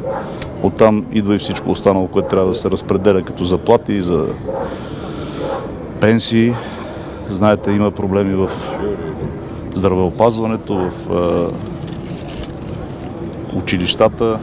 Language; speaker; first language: Bulgarian; native; Bulgarian